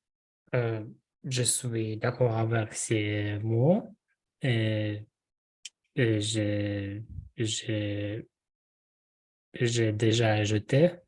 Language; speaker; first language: French; non-native, learner; Russian